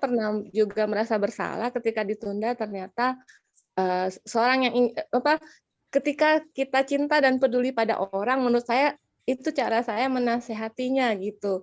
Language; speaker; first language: Indonesian; native; Indonesian